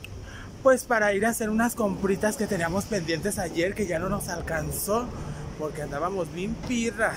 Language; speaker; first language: Spanish; native; Spanish